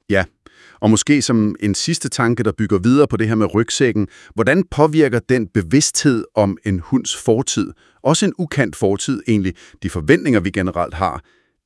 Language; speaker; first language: Danish; native; Danish